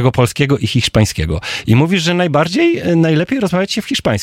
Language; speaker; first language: Polish; native; Polish